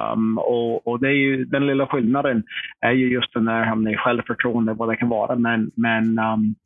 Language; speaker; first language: Swedish; non-native, fluent; English